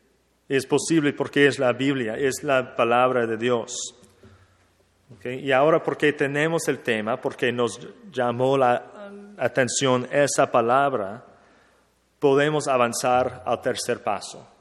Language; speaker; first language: Spanish; non-native, fluent; English